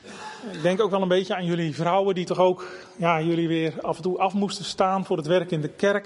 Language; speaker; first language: Dutch; native; Dutch